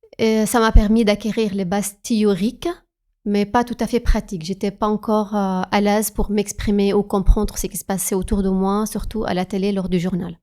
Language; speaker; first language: French; non-native, fluent; Arabic